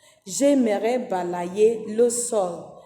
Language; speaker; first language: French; non-native, fluent; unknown